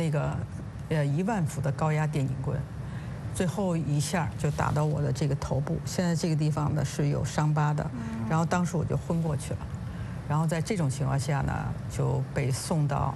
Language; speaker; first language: Chinese; native; Chinese